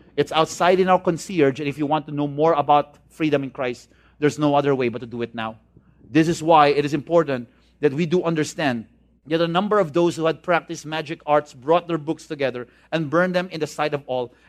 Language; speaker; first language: English; non-native, local second language; Cebuano